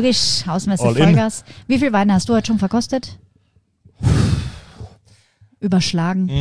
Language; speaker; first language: German; native; German